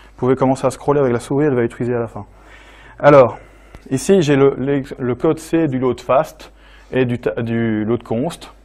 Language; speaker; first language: French; native; French